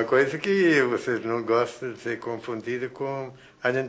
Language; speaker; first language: Portuguese; non-native, fluent; Sinhala